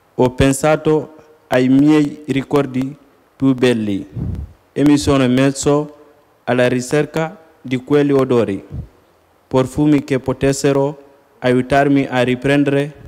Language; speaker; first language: Italian; non-native, learner; Wolof